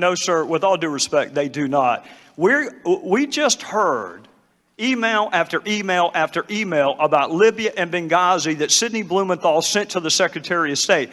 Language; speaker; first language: English; native; English